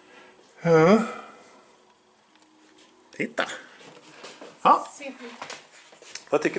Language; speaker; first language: Swedish; native; Swedish